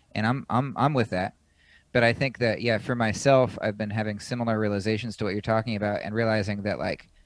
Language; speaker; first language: English; native; English